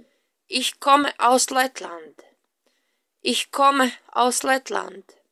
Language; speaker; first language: German; non-native, fluent; Latvian